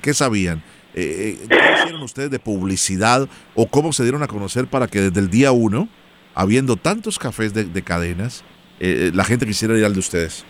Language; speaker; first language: Spanish; native; Spanish